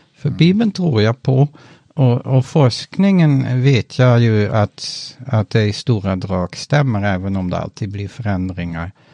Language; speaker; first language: Swedish; non-native, fluent; Dutch